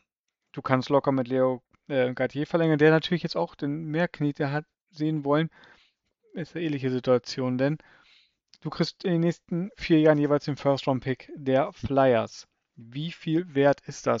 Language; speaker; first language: German; native; German